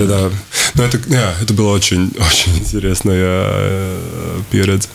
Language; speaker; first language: Russian; non-native, local second language; Latvian